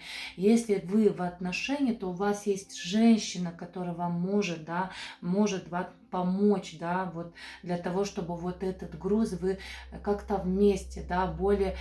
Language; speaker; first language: Russian; non-native, fluent; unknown